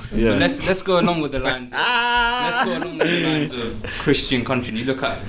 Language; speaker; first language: English; native; English